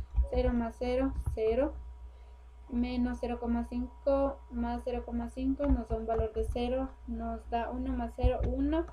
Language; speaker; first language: Spanish; native; Spanish